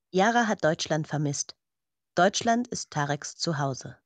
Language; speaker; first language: German; non-native, learner; Bangla